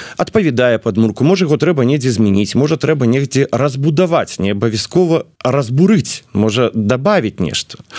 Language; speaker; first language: Belarusian; non-native, local second language; Russian